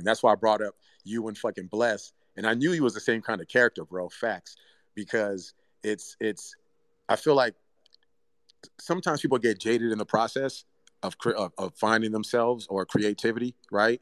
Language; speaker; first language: English; early bilingual, other home language; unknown